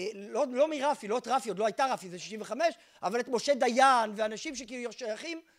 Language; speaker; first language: Hebrew; native; Hebrew